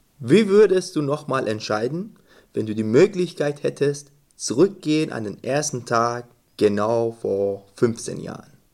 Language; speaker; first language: German; non-native, fluent; Persian